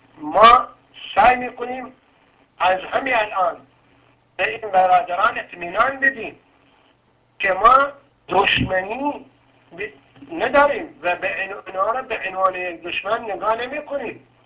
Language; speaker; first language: Persian; non-native, local second language; Arabic